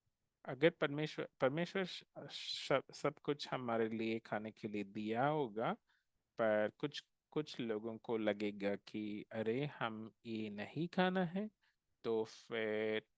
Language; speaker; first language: Hindi; non-native, local second language; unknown